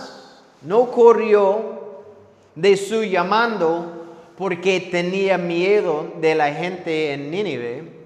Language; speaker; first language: Spanish; non-native, fluent; English